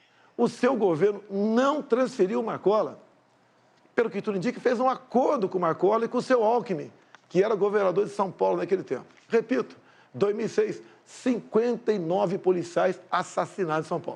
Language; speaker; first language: Portuguese; native; Portuguese